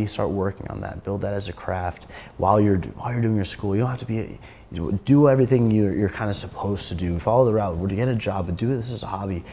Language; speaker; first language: English; native; English